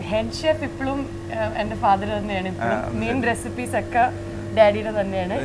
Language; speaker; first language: Malayalam; early bilingual, heritage; Malayalam